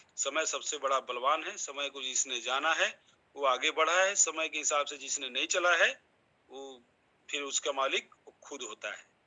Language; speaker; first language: Hindi; native; Hindi